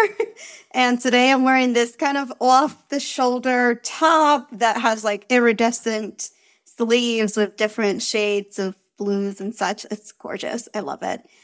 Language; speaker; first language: English; early bilingual, other home language; Spanish